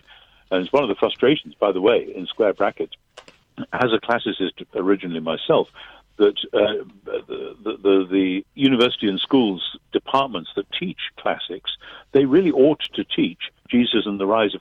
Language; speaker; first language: English; native; English